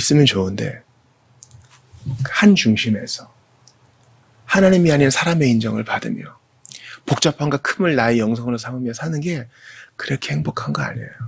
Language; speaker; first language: Korean; native; Korean